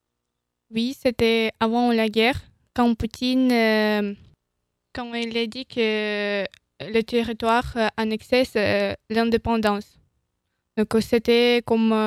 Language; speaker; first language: French; non-native, learner; Ukrainian